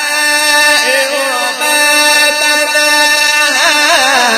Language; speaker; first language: Arabic; native; Arabic